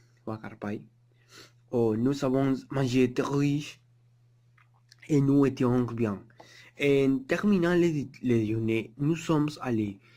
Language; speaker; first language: French; non-native, learner; Spanish